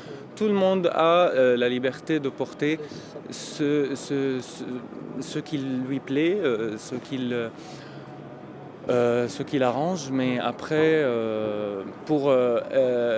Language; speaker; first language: French; native; French